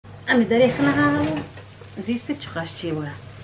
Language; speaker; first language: German; non-native, learner; Central Kurdish